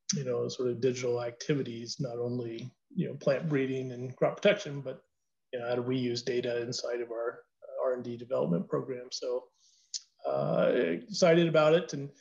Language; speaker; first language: English; native; English